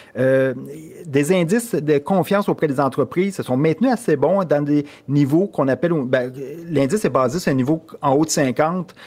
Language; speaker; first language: French; native; French